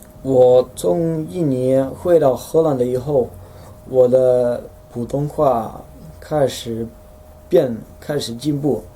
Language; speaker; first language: Chinese; non-native, fluent; Dutch